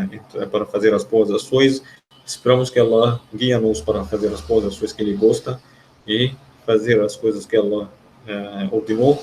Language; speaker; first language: Portuguese; non-native, fluent; Arabic